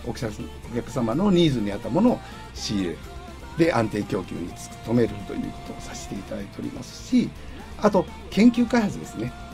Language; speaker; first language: Japanese; native; Japanese